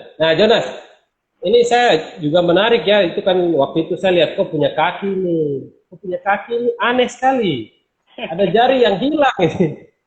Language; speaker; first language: Indonesian; native; Indonesian